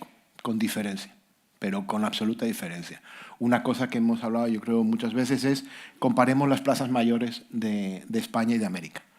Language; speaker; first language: Spanish; native; Spanish